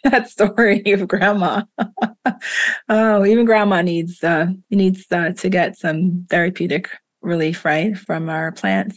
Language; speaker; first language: English; native; English